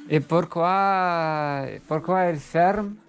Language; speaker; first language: French; non-native, learner; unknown